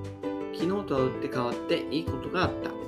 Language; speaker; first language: Japanese; native; Japanese